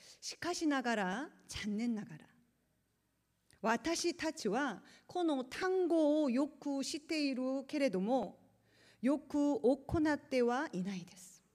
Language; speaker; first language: Japanese; non-native, learner; Korean